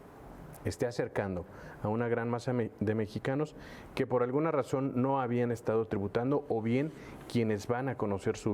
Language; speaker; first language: Spanish; native; Spanish